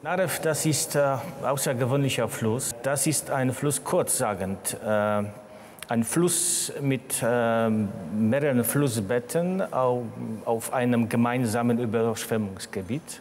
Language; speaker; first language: German; non-native, fluent; Polish